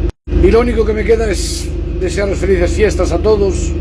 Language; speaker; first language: Spanish; native; Spanish